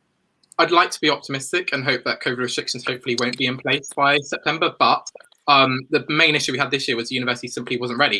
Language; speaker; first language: English; native; English